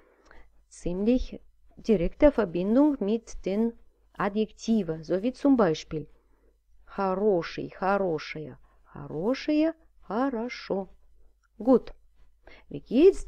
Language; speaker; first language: German; non-native, fluent; Russian